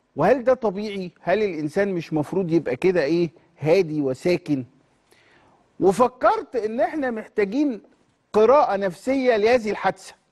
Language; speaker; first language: Egyptian Arabic; native; Egyptian Arabic